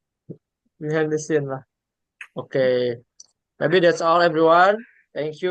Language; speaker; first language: English; non-native, learner; Indonesian